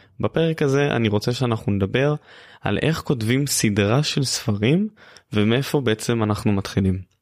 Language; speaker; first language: Hebrew; native; Hebrew